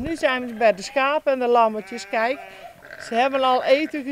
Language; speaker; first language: Dutch; native; Dutch